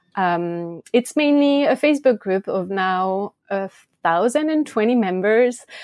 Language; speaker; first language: English; non-native, fluent; French